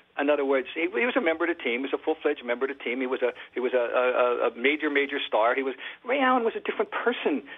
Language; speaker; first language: English; native; English